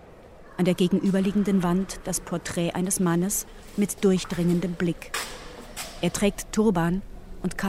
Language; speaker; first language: German; native; German